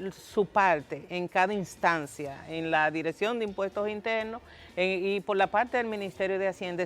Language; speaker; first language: Spanish; native; Spanish